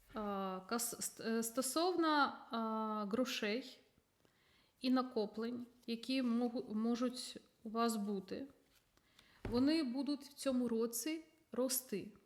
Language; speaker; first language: Ukrainian; non-native, local second language; Russian